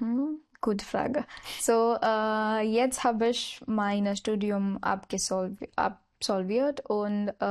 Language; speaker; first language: German; non-native, learner; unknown